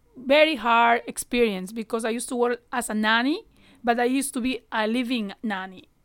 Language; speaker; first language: English; non-native, learner; Spanish